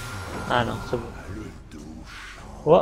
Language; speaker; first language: French; native; French